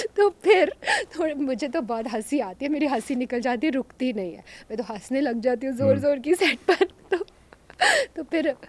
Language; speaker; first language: Hindi; native; Hindi